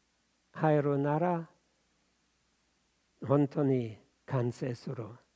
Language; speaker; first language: Japanese; non-native, fluent; German